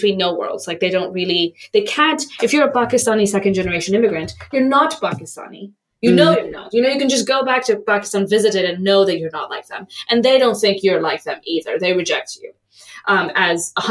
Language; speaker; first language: English; native; English